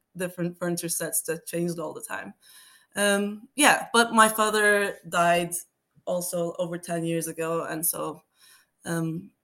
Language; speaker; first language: English; non-native, fluent; Turkish